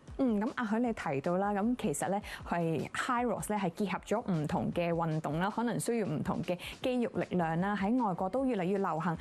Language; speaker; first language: Cantonese; native; Cantonese